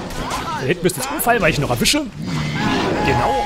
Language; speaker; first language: German; native; German